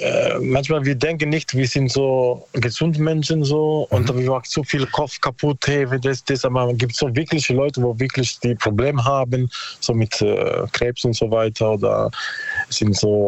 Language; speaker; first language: German; non-native, learner; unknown